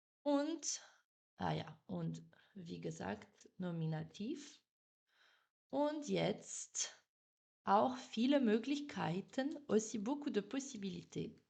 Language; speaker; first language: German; non-native, fluent; French